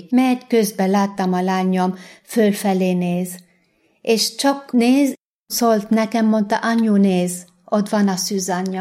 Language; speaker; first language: Hungarian; non-native, fluent; Arabic